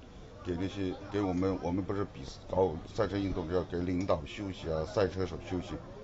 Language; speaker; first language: Chinese; native; Chinese